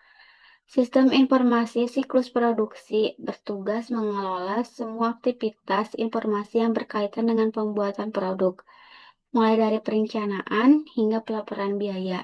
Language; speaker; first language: Indonesian; native; Indonesian